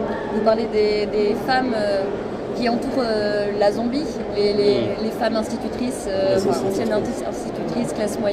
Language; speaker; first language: French; native; French